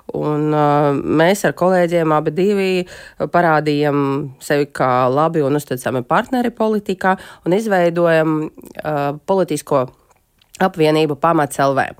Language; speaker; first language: Latvian; non-native, local second language; Russian